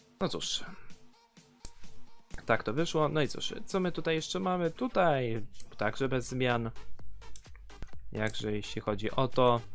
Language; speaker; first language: Polish; native; Polish